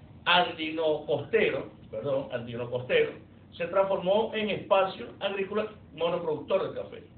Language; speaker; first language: Spanish; native; Spanish